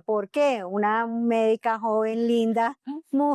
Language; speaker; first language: Spanish; native; Spanish